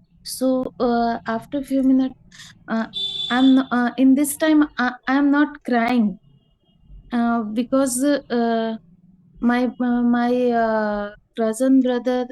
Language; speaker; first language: English; non-native, learner; Hindi